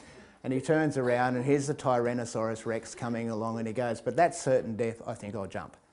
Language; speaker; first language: English; native; English